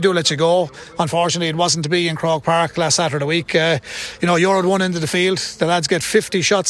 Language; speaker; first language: English; native; English